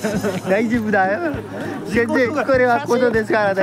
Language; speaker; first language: Japanese; non-native, learner; Nepali